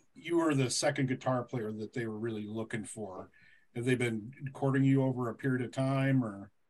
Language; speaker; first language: English; native; English